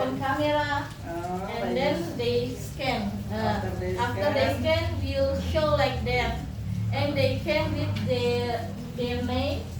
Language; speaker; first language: English; non-native, learner; Indonesian